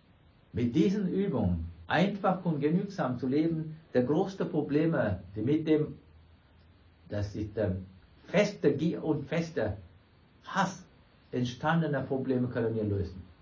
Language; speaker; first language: German; non-native, fluent; Sinhala